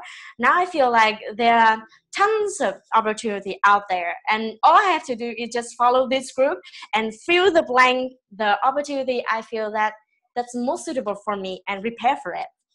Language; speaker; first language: English; non-native, fluent; Vietnamese